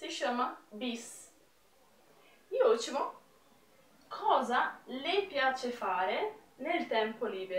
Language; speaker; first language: Italian; non-native, fluent; Portuguese